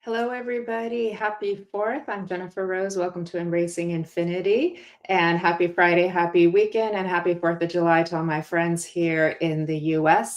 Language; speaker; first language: English; native; English